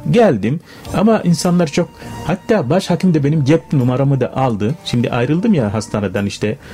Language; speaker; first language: Turkish; non-native, fluent; Arabic